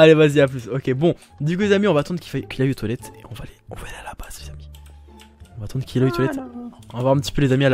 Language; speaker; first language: French; native; French